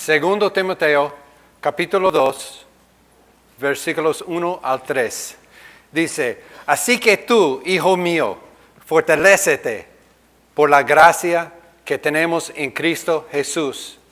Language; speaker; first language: Spanish; non-native, fluent; English